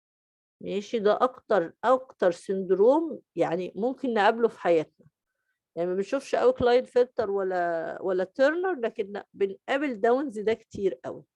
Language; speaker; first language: Arabic; native; Arabic